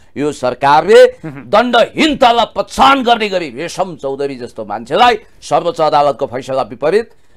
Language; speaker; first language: Nepali; native; Nepali